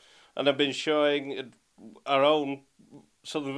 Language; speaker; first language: English; native; English